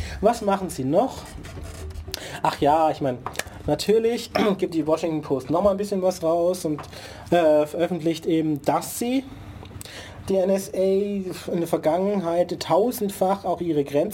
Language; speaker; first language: German; native; German